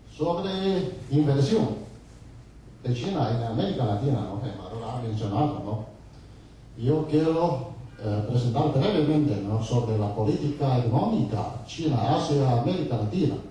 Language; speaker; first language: Spanish; non-native, fluent; Chinese